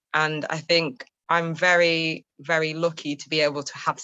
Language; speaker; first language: English; native; English